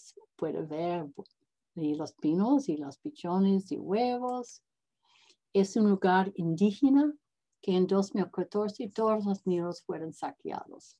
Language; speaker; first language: Spanish; non-native, learner; English